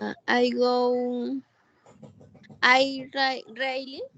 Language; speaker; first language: English; non-native, learner; Spanish